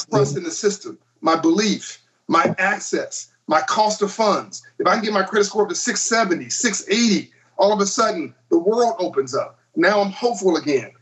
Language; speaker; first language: English; native; English